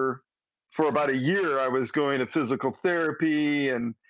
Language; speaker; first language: English; native; English